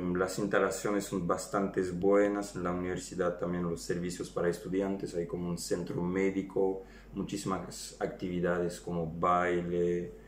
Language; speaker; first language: Spanish; non-native, fluent; French